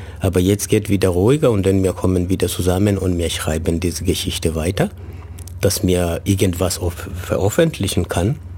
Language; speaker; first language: German; non-native, fluent; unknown